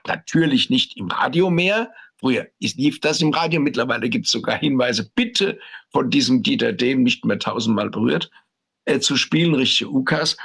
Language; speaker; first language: German; native; German